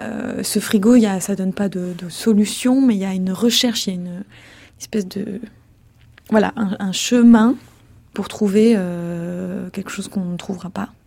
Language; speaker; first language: French; native; French